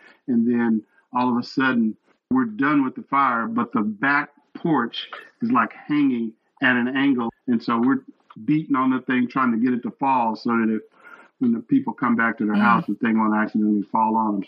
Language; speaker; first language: English; native; English